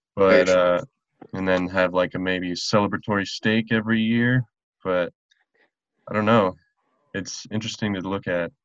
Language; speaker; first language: English; native; English